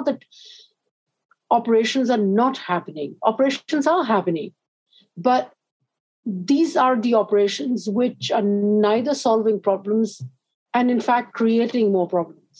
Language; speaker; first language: English; non-native, local second language; Urdu